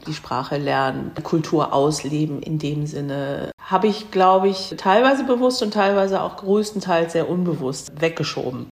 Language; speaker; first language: German; early bilingual, other home language; Korean